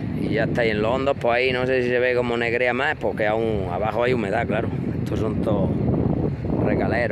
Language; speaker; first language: Spanish; native; Spanish